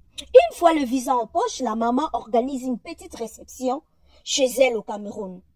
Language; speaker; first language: French; non-native, local second language; Lingala